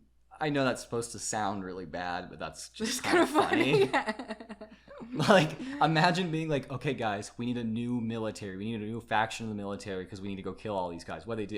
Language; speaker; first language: English; native; English